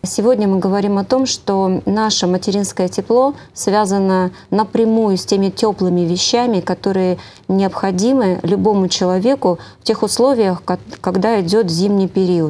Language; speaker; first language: Russian; native; Russian